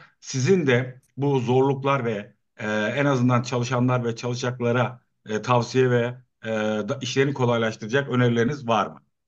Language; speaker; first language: Turkish; native; Turkish